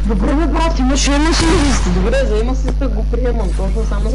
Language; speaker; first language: Bulgarian; native; Bulgarian